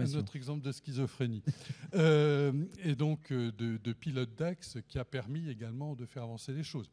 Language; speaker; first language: French; native; French